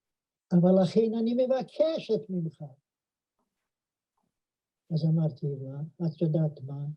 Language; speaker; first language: Hebrew; non-native, fluent; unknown